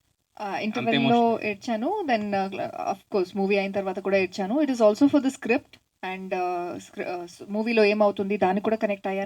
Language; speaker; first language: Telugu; non-native, fluent; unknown